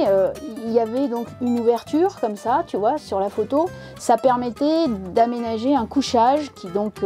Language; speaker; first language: French; native; French